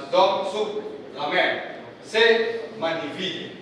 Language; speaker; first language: French; non-native, learner; Indonesian